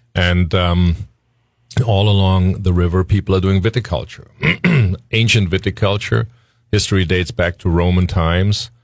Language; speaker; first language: English; non-native, fluent; German